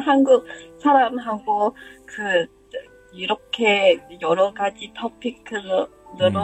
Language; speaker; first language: Korean; non-native, learner; Chinese